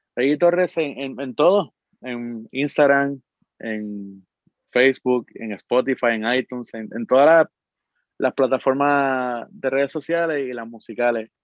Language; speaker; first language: Spanish; native; Spanish